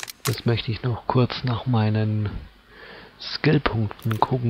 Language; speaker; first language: German; native; German